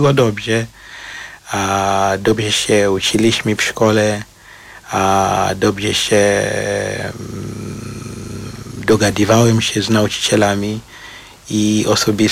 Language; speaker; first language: Polish; non-native, fluent; Shona